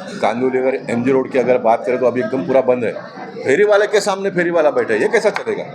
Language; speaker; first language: Hindi; non-native, local second language; Tulu